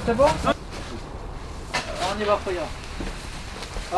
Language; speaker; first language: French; non-native, learner; Pashto